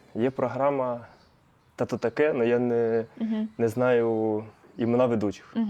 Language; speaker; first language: Ukrainian; non-native, local second language; Russian